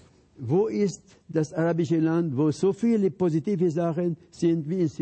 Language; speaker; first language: German; non-native, fluent; Arabic